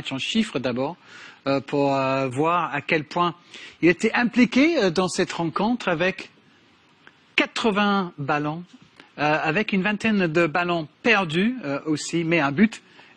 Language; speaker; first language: French; native; French